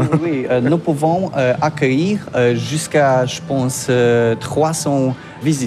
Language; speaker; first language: French; non-native, learner; Polish